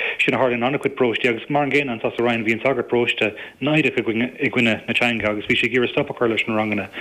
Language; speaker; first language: Irish; native; Irish